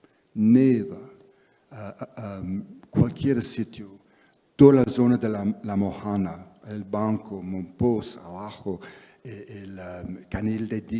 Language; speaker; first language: Spanish; non-native, fluent; English